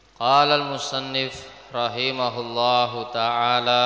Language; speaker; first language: Arabic; non-native, fluent; Indonesian